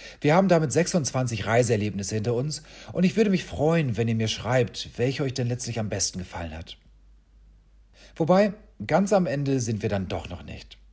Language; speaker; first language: German; native; German